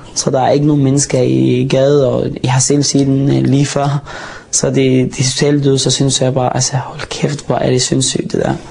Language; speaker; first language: Danish; non-native, fluent; Arabic